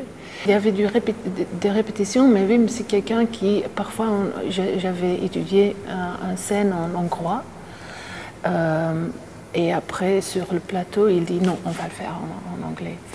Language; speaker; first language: French; non-native, local second language; Dutch